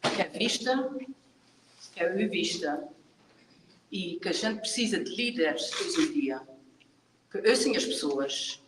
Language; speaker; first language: Portuguese; early bilingual, heritage; Portuguese